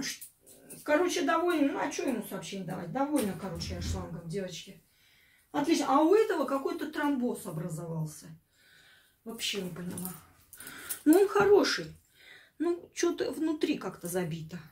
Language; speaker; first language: Russian; native; Russian